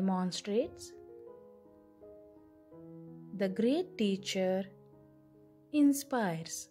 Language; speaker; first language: English; non-native, local second language; Kannada